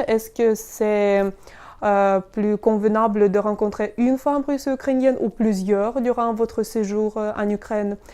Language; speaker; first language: French; non-native, fluent; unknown